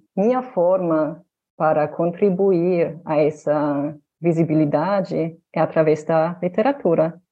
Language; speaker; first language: Portuguese; non-native, fluent; German